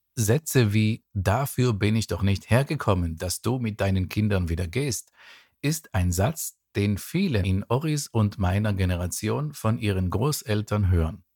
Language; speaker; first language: German; non-native, fluent; Hebrew